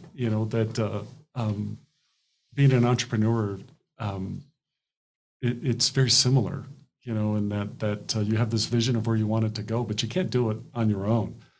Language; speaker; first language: English; native; English